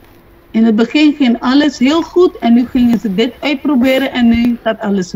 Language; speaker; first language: Dutch; non-native, local second language; Papiamento